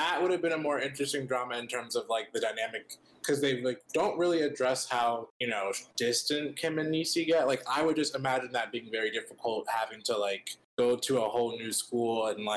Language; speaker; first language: English; native; English